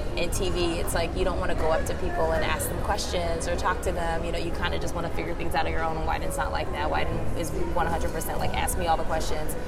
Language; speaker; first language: English; native; English